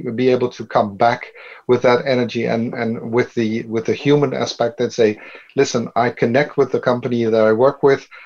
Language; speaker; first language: English; non-native, fluent; Dutch